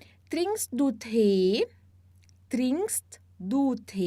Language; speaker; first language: German; non-native, fluent; Portuguese